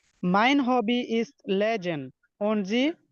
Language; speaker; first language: German; non-native, learner; Bangla